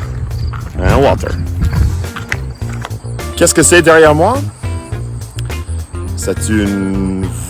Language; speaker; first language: French; non-native, fluent; English